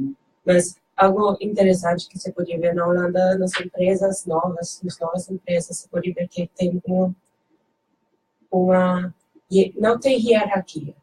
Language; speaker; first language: Portuguese; non-native, learner; Dutch